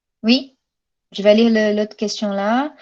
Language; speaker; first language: French; non-native, fluent; Portuguese